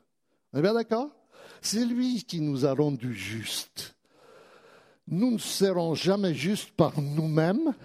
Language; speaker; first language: French; native; French